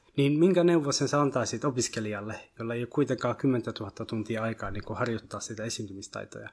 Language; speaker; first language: Finnish; early bilingual, other home language; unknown